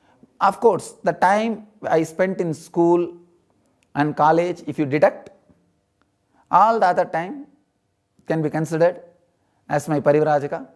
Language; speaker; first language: English; non-native, local second language; Tamil